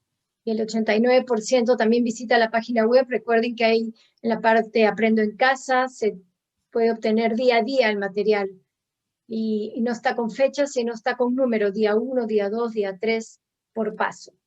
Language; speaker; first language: Spanish; native; Spanish